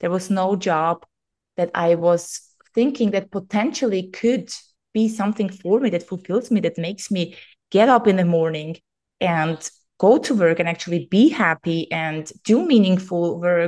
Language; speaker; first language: English; non-native, fluent; German